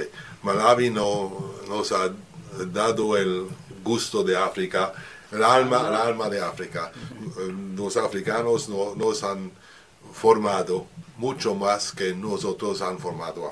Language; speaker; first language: Spanish; non-native, learner; French